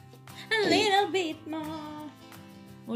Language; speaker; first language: English; non-native, local second language; Filipino